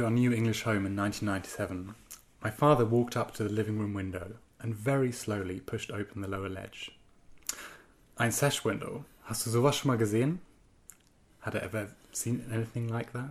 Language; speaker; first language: English; non-native, fluent; German